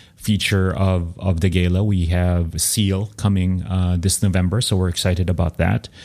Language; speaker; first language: English; non-native, local second language; Filipino